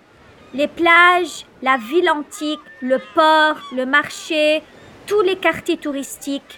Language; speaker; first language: French; non-native, local second language; Arabic